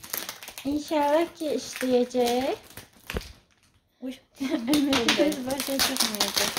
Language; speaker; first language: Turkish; non-native, learner; Azerbaijani